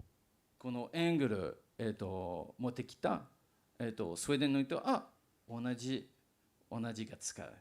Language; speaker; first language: Japanese; non-native, learner; English